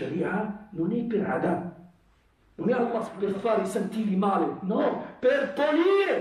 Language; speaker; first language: Italian; non-native, fluent; Arabic